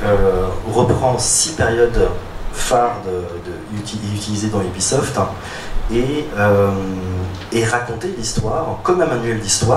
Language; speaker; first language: French; native; French